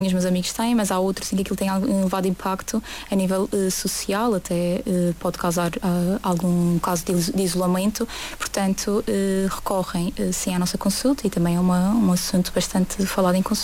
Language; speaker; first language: Portuguese; native; Portuguese